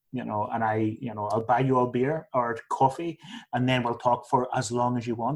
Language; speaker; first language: English; native; English